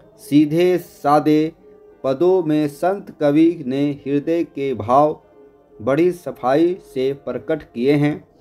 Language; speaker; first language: Hindi; native; Hindi